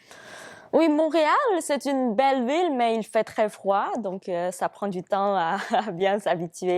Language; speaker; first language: French; non-native, fluent; Chinese